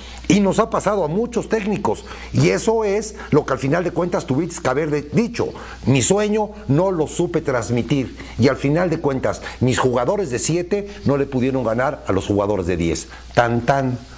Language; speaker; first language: Spanish; native; Spanish